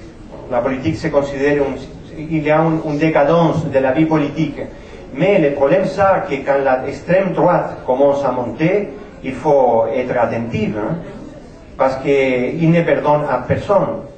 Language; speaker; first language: French; non-native, fluent; Spanish